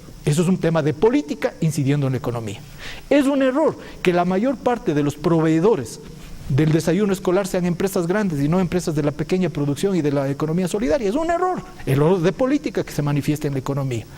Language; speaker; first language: Spanish; native; Spanish